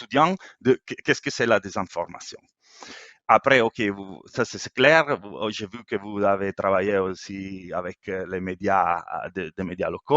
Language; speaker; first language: French; non-native, fluent; Italian